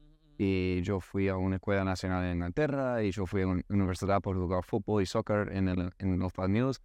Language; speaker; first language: Spanish; non-native, learner; English